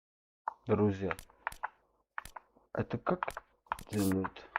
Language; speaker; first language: Russian; non-native, local second language; Armenian